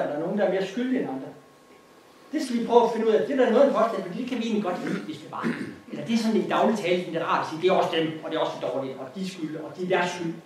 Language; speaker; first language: Danish; native; Danish